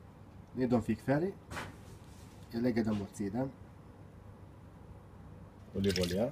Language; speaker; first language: Swedish; non-native, learner; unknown